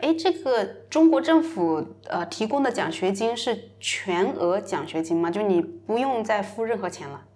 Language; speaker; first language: Chinese; native; Chinese